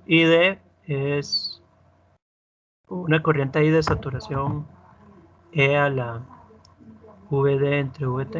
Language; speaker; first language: Spanish; native; Spanish